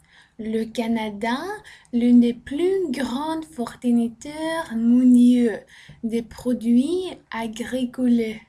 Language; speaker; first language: French; non-native, learner; Norwegian